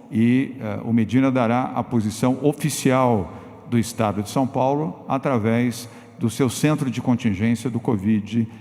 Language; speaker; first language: Portuguese; native; Portuguese